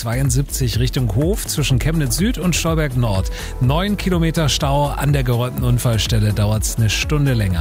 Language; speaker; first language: German; native; German